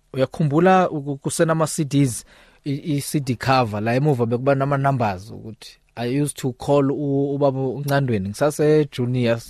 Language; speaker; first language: Zulu; non-native, local second language; Xhosa